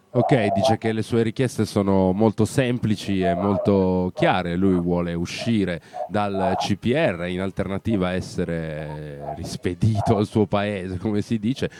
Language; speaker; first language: Italian; native; Italian